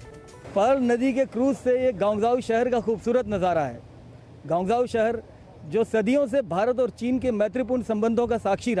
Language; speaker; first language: Hindi; native; Hindi